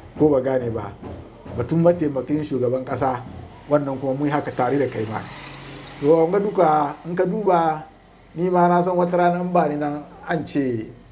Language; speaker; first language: Hausa; non-native, local second language; Fula